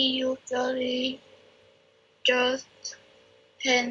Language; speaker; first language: English; non-native, learner; Chinese